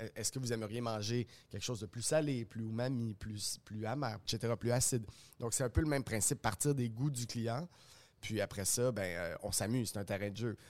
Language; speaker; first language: French; native; French